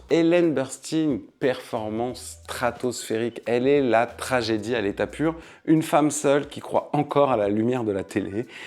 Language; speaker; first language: French; native; French